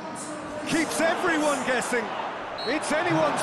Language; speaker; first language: English; native; English